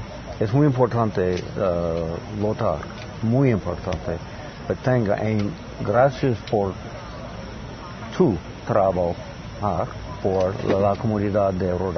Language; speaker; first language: Spanish; non-native, learner; English